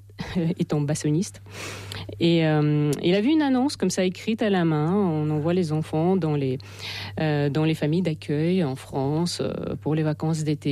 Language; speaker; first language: French; non-native, fluent; Russian